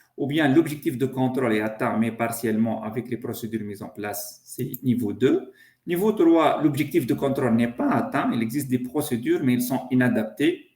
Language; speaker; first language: French; non-native, local second language; Arabic